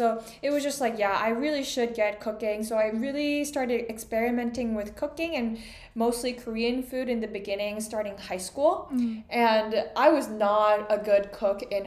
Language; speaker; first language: English; non-native, fluent; Korean